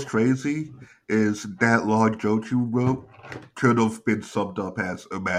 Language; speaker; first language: English; native; English